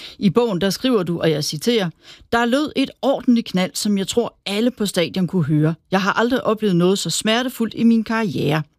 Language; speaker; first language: Danish; native; Danish